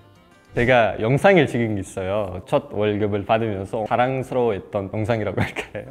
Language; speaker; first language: Korean; non-native, fluent; Uzbek